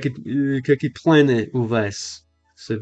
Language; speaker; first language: Russian; non-native, learner; English